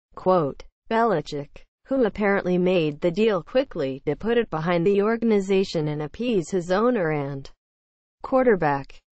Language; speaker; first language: English; native; English